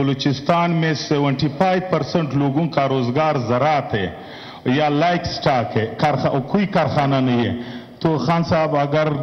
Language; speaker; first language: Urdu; non-native, local second language; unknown